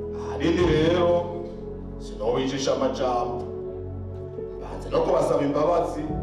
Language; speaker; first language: Rundi; early bilingual, heritage; Rundi